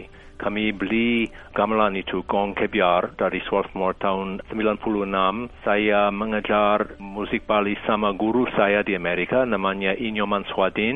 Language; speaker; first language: Indonesian; non-native, fluent; English